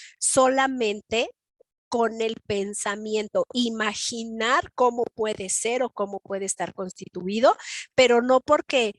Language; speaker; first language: Spanish; native; Spanish